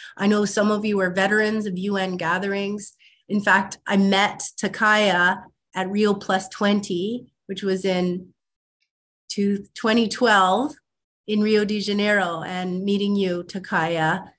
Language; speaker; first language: English; native; English